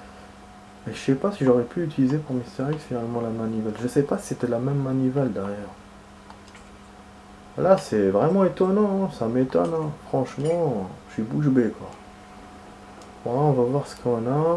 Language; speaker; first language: French; native; French